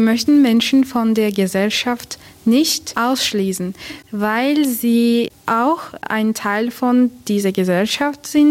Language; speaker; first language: German; non-native, learner; Turkish